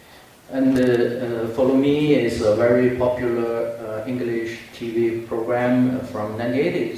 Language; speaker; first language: English; non-native, fluent; Chinese